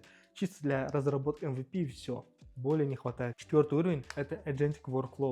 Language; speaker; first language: Russian; native; Russian